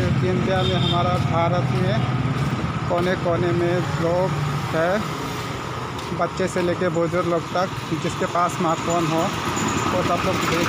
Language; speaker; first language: Hindi; non-native, local second language; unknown